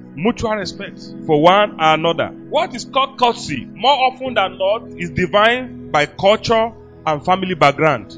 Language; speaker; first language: English; non-native, local second language; Yoruba